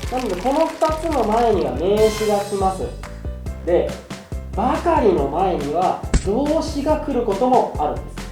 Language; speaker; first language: Japanese; native; Japanese